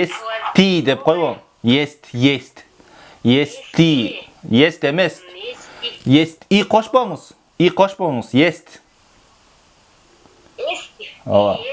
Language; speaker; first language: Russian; non-native, local second language; Kyrgyz